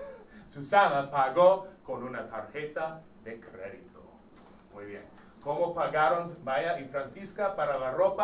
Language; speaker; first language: Spanish; non-native, fluent; English